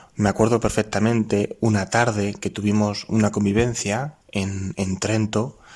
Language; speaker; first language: Spanish; native; Spanish